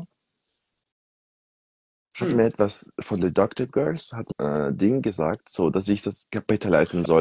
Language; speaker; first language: German; non-native, fluent; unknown